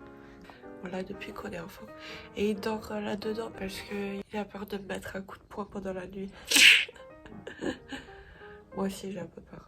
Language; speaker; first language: French; native; French